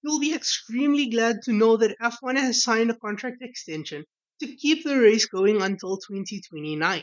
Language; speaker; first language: English; native; English